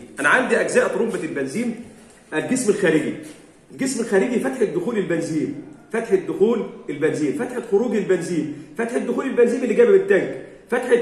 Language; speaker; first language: Arabic; native; Arabic